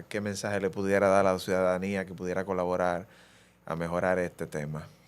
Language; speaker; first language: Spanish; native; Spanish